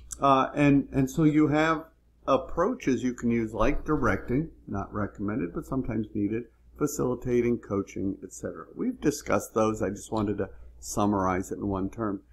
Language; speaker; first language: English; native; English